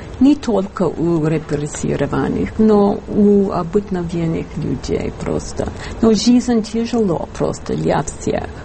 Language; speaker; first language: Russian; non-native, fluent; English